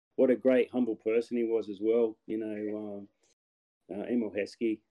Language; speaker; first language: English; native; English